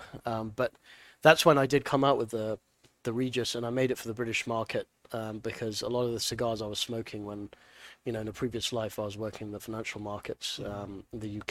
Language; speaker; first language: English; native; English